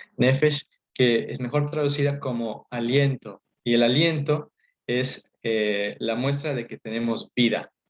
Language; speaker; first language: Spanish; early bilingual, heritage; Spanish